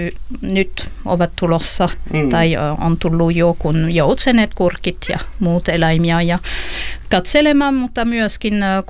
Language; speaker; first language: Finnish; non-native, fluent; French